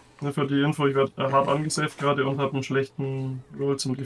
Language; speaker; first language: German; native; German